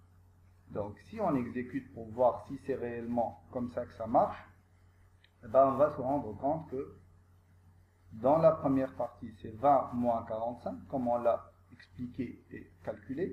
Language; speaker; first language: French; non-native, local second language; Arabic